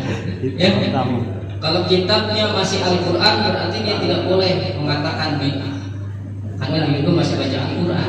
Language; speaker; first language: Indonesian; native; Indonesian